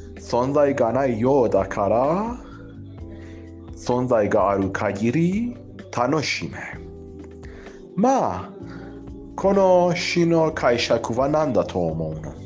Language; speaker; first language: Japanese; non-native, learner; Persian